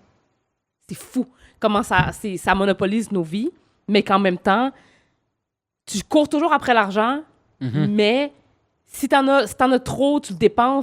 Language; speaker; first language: French; native; French